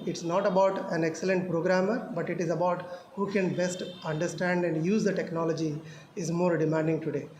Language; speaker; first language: English; non-native, local second language; Telugu